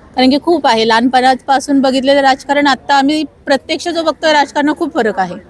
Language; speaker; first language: Marathi; native; Marathi